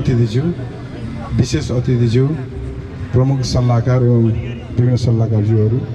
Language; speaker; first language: Nepali; native; Nepali